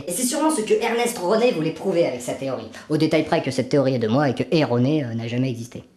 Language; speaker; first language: French; native; French